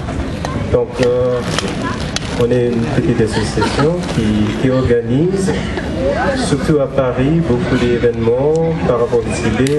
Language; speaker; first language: French; non-native, fluent; Tibetan